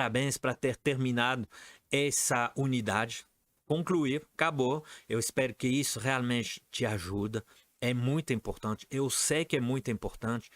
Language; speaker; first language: Portuguese; non-native, fluent; French